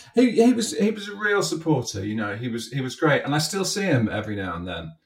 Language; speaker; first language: English; native; English